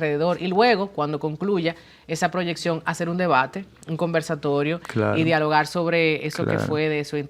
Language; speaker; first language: Spanish; native; Spanish